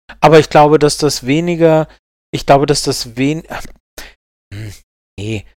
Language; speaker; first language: German; native; German